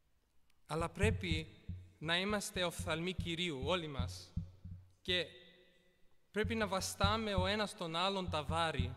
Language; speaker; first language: Greek; early bilingual, heritage; Greek